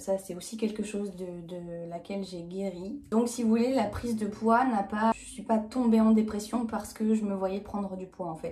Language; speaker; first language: French; native; French